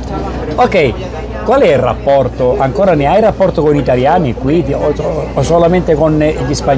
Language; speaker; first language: Italian; native; Italian